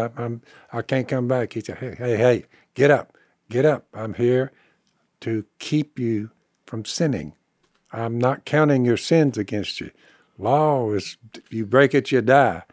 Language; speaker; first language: English; native; English